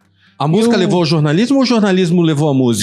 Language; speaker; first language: Portuguese; native; Portuguese